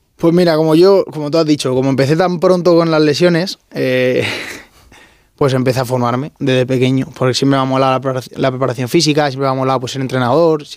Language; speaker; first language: Spanish; native; Spanish